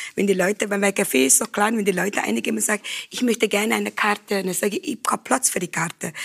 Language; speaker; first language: German; non-native, fluent; Afrikaans